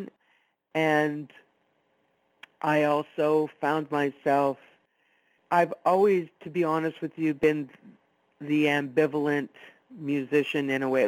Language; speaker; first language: English; non-native, fluent; Italian